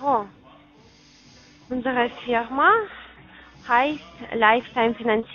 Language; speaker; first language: German; non-native, fluent; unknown